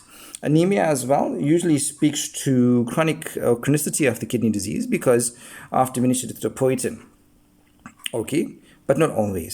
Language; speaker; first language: English; native; English